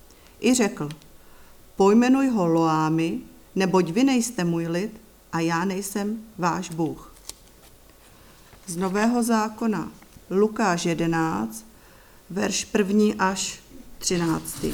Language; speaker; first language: Czech; native; Czech